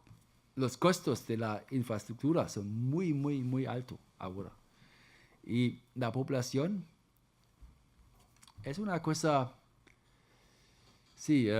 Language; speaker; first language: Spanish; non-native, fluent; German